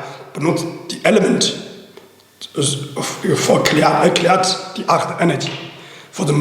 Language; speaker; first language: German; non-native, learner; Chinese